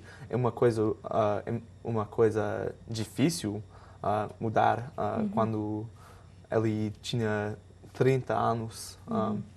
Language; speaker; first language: Portuguese; non-native, fluent; English